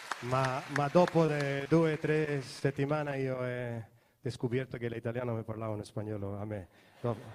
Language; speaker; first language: Italian; non-native, learner; Spanish